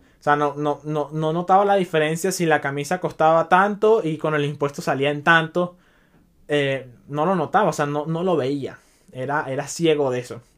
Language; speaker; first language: Spanish; native; Spanish